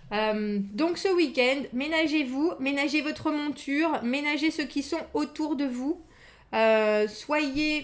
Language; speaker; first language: French; native; French